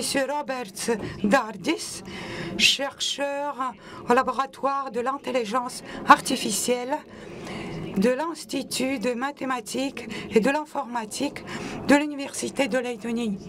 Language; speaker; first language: French; non-native, local second language; Latvian